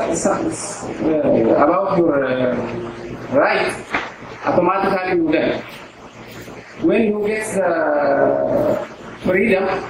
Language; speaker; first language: English; non-native, learner; Oromo